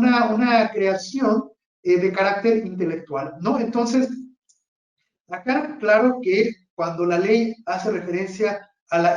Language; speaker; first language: Spanish; native; Spanish